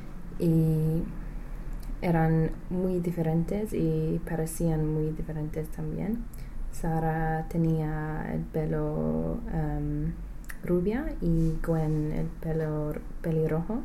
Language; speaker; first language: Spanish; non-native, learner; English